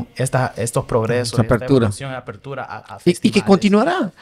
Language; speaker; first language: Spanish; early bilingual, heritage; Spanish